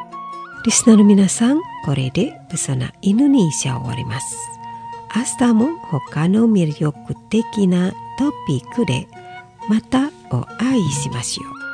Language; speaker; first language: Japanese; non-native, fluent; Indonesian